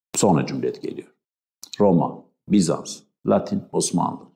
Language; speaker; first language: Turkish; non-native, local second language; Kurdish